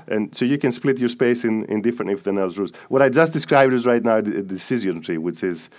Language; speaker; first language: English; non-native, fluent; Greek